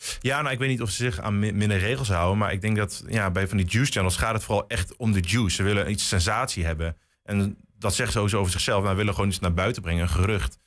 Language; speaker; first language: Dutch; native; Dutch